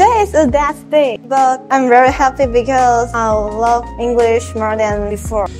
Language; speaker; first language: English; non-native, learner; Chinese